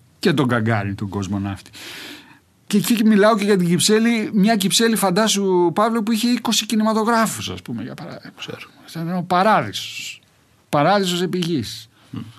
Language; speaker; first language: Greek; native; Greek